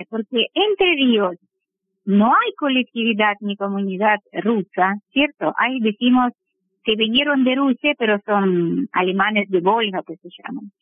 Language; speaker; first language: Spanish; non-native, fluent; Russian